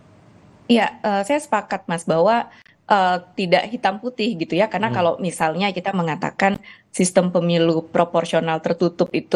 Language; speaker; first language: Indonesian; native; Indonesian